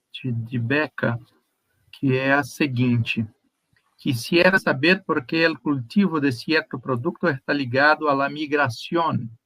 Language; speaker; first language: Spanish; non-native, fluent; Portuguese